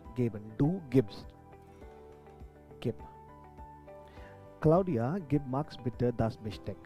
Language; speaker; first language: German; non-native, fluent; Hindi